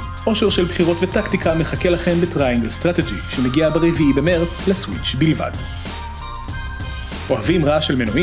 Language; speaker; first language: Hebrew; native; Hebrew